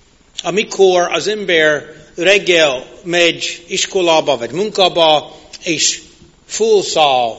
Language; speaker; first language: Hungarian; non-native, fluent; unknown